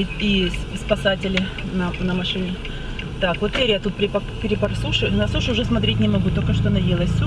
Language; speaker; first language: Russian; native; Russian